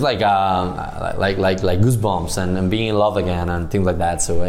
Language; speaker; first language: English; non-native, fluent; Spanish